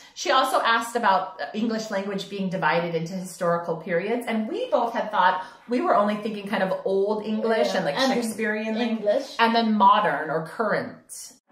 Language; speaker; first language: English; native; English